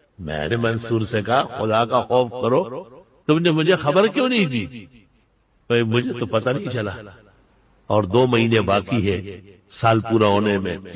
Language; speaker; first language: Urdu; non-native, local second language; Pashto